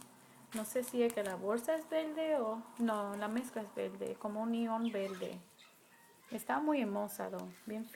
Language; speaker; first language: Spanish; early bilingual, heritage; Spanish